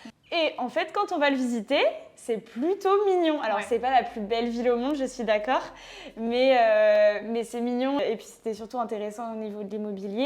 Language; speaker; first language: French; native; French